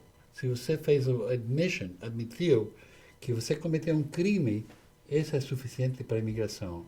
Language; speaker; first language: Portuguese; non-native, fluent; English